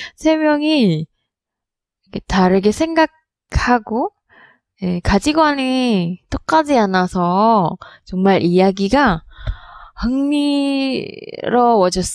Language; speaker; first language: Korean; non-native, learner; Indonesian